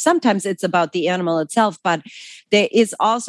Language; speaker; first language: English; non-native, fluent; German